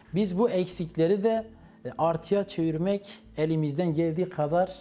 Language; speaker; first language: Turkish; native; Turkish